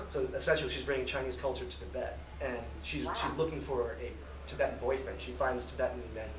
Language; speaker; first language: English; native; English